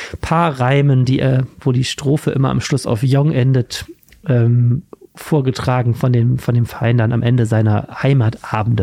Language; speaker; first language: German; native; German